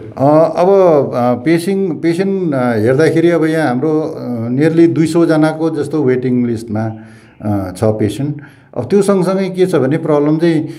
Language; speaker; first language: Nepali; native; Nepali